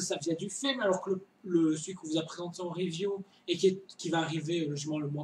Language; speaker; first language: French; native; French